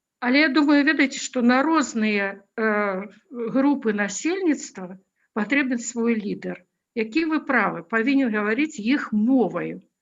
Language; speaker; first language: Belarusian; non-native, local second language; Russian